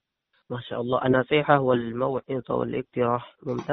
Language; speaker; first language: Arabic; non-native, learner; Indonesian